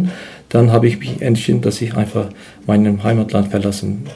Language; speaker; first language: German; non-native, learner; Turkish